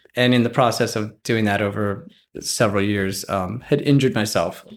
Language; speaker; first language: English; native; English